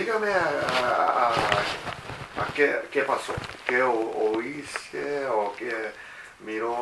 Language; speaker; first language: Spanish; non-native, learner; English